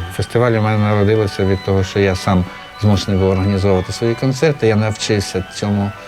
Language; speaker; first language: Ukrainian; native; Ukrainian